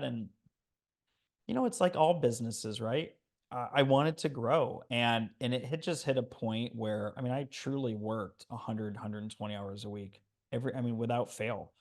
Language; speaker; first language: English; native; English